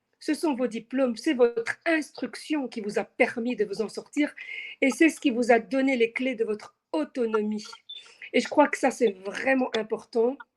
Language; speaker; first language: French; native; French